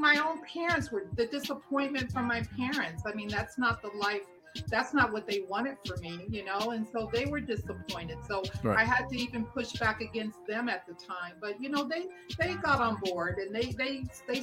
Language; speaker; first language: English; native; English